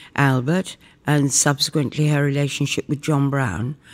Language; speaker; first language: English; native; English